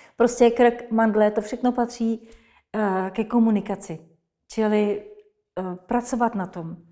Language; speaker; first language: Czech; native; Czech